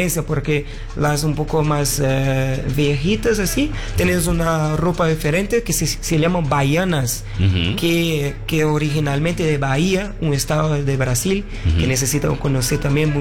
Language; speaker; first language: Spanish; non-native, learner; Portuguese